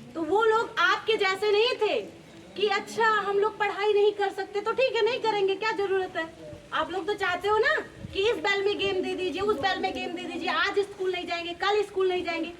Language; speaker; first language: Hindi; native; Hindi